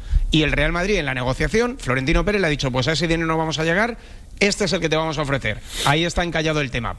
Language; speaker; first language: Spanish; native; Spanish